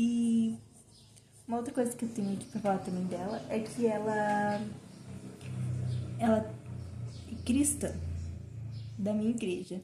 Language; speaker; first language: Portuguese; native; Portuguese